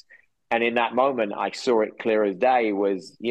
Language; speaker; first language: English; native; English